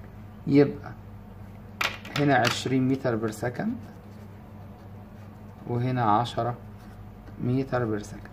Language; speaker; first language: Arabic; native; Arabic